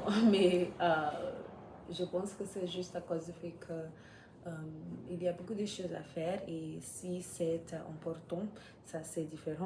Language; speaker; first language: French; non-native, learner; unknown